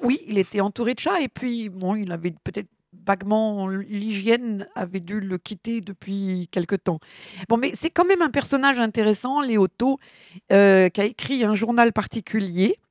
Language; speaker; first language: French; native; French